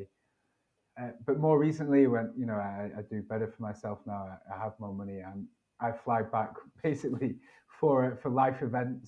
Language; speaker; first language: English; native; English